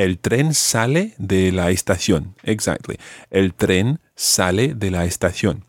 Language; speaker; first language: Spanish; non-native, fluent; English